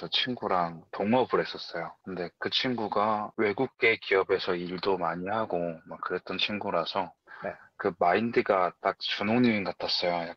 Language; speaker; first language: Korean; native; Korean